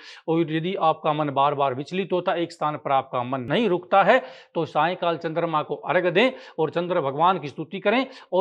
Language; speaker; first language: Hindi; native; Hindi